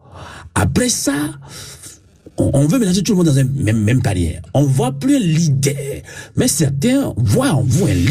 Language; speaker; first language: French; non-native, local second language; Ewe